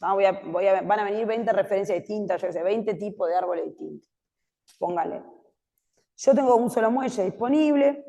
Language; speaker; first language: Spanish; native; Spanish